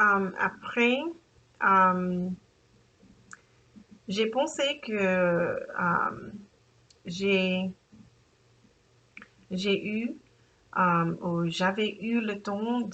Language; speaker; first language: French; non-native, learner; English